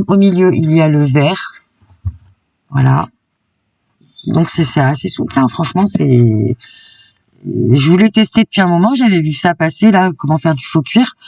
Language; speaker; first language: French; native; French